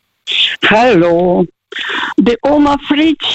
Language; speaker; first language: German; non-native, fluent; Russian